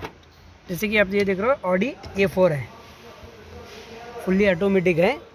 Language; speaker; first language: Hindi; native; Hindi